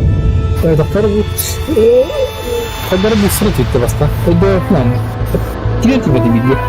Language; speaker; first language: Russian; non-native, local second language; Yakut